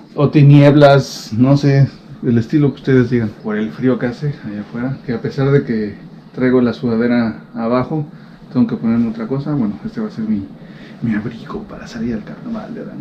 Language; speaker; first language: Spanish; native; Spanish